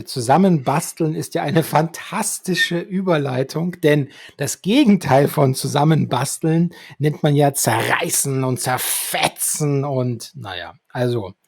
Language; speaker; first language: German; native; German